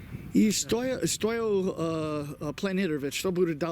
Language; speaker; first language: Russian; non-native, learner; English